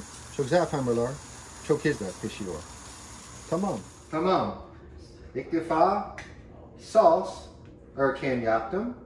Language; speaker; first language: Turkish; non-native, learner; English